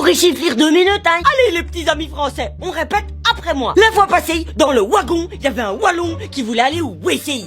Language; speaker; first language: French; native; French